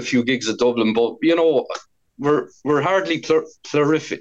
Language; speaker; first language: English; native; English